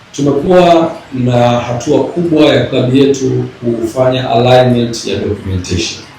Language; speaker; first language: Swahili; native; Swahili